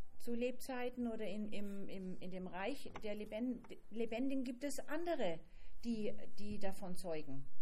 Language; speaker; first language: German; native; German